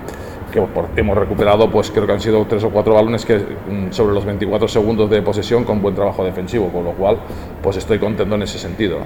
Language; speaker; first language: Spanish; native; Spanish